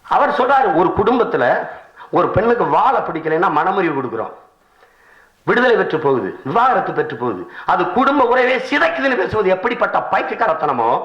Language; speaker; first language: Tamil; native; Tamil